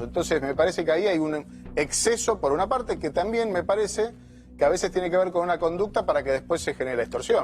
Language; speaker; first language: Spanish; native; Spanish